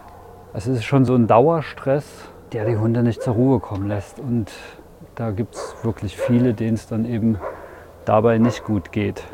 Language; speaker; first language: German; native; German